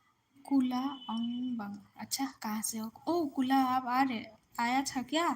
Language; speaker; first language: Hindi; non-native, local second language; Assamese